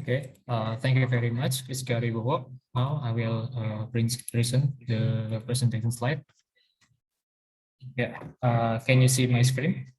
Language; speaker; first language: English; non-native, learner; Indonesian